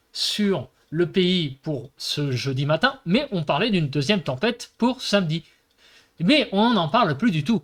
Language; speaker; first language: French; native; French